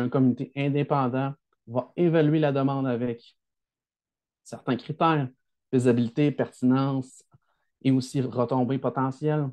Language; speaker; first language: French; native; French